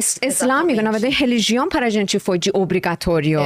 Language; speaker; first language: Portuguese; non-native, learner; Persian